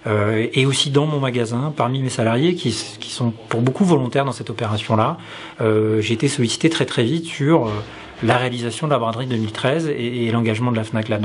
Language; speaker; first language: French; native; French